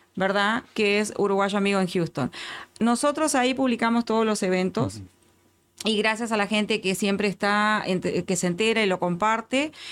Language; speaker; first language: Spanish; native; Spanish